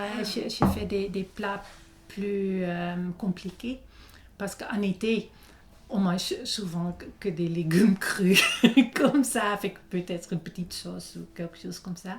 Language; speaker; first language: French; non-native, fluent; Dutch